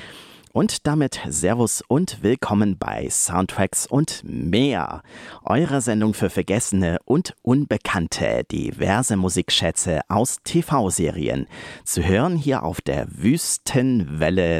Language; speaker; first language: German; native; German